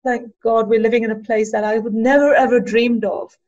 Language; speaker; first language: English; early bilingual, other home language; Punjabi